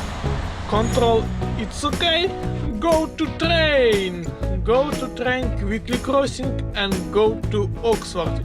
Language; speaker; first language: English; non-native, learner; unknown